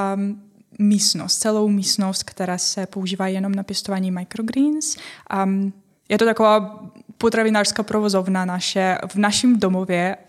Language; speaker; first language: Czech; non-native, fluent; Ukrainian